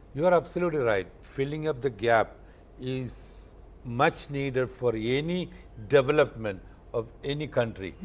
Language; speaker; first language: English; non-native, local second language; Malayalam